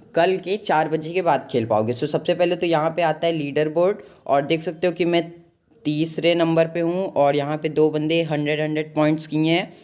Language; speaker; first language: Hindi; native; Hindi